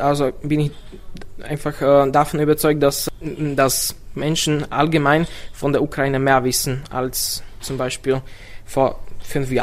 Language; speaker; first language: German; non-native, fluent; Slovak